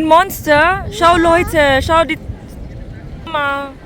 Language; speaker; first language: German; non-native, learner; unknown